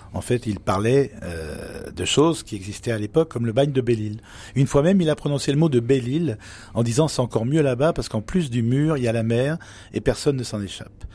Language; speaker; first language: French; native; French